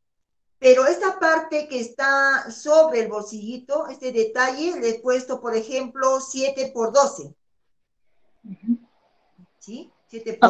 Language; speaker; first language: Spanish; native; Spanish